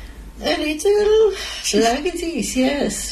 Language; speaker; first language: English; non-native, learner; Polish